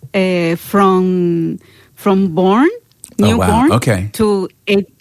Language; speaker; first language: English; non-native, learner; Spanish